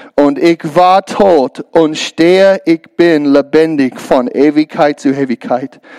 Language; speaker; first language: German; non-native, learner; English